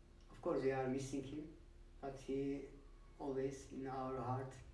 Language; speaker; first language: English; non-native, learner; Turkish